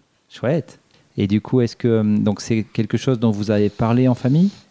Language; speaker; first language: French; native; French